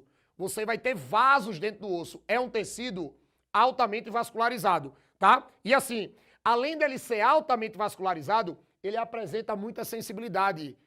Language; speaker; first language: Portuguese; native; Portuguese